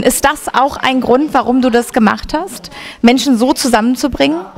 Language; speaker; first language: German; native; German